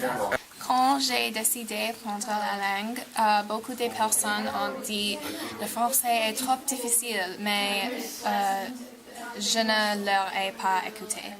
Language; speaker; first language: French; non-native, learner; English